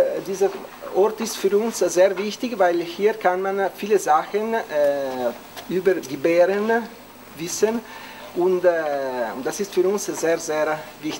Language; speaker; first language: German; non-native, learner; Italian